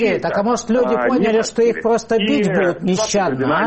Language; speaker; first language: Russian; native; Russian